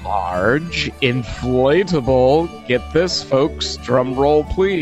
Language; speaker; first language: English; native; English